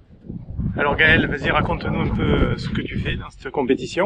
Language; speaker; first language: French; native; French